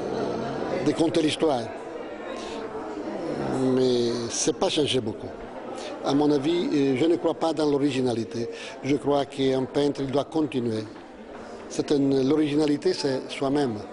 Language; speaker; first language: French; non-native, fluent; Italian